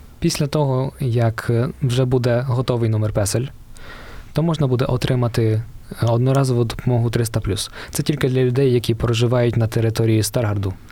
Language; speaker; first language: Ukrainian; native; Ukrainian